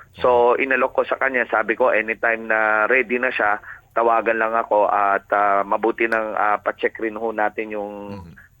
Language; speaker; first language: Filipino; native; Filipino